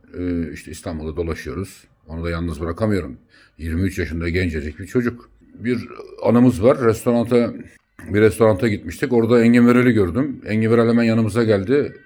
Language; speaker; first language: Turkish; native; Turkish